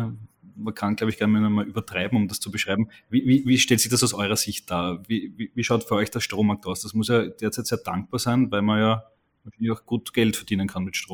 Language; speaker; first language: German; native; German